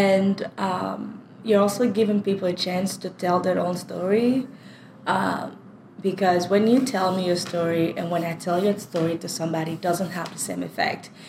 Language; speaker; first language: English; non-native, fluent; French